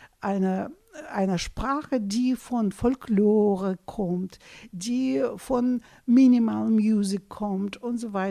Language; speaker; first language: German; non-native, fluent; Russian